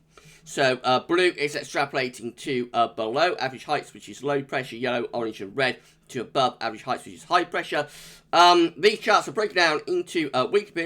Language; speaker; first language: English; native; English